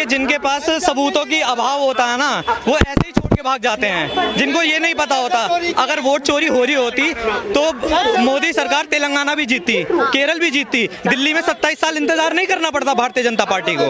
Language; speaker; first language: Hindi; native; Hindi